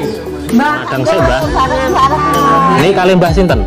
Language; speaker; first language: Indonesian; non-native, local second language; Javanese